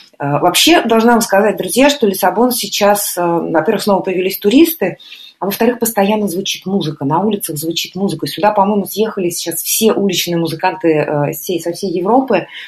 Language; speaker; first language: Russian; native; Russian